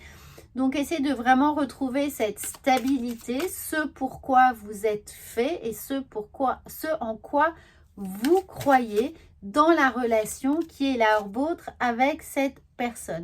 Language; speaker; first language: French; native; French